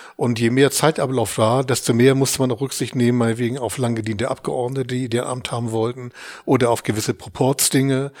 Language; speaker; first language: German; native; German